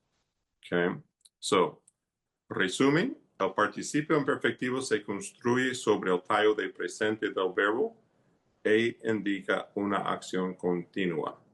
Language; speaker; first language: Spanish; non-native, fluent; English